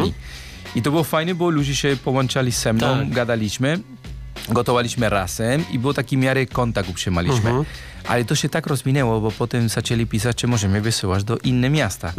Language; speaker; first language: Polish; non-native, learner; Spanish